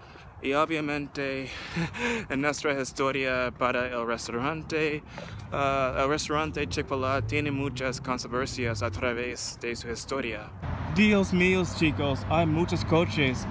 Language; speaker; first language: Spanish; non-native, learner; English